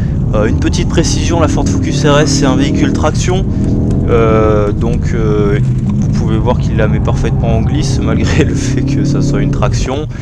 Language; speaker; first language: French; native; French